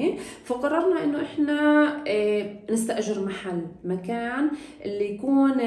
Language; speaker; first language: Arabic; native; Arabic